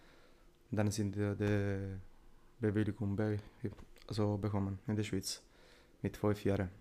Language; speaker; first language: German; non-native, learner; Italian